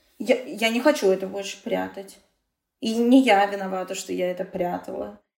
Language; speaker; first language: Russian; non-native, local second language; Tatar